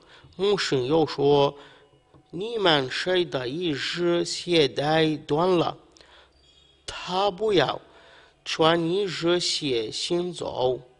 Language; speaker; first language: Chinese; non-native, fluent; Arabic